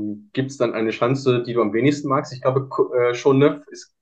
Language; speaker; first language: German; native; German